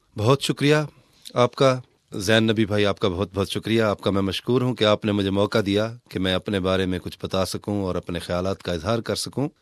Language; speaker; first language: Urdu; non-native, local second language; Saraiki